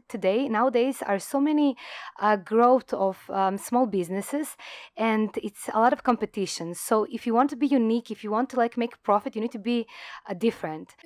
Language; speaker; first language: English; non-native, fluent; Croatian